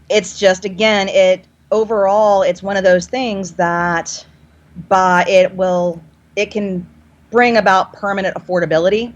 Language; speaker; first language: English; native; English